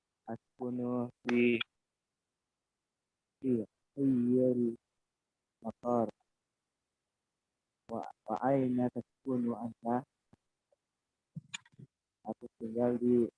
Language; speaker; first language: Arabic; non-native, learner; Indonesian